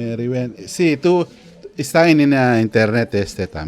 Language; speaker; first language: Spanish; non-native, learner; Filipino